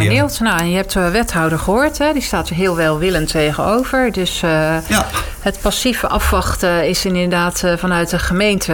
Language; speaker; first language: Dutch; native; Dutch